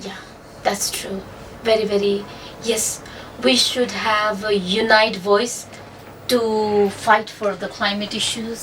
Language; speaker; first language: English; non-native, fluent; Nepali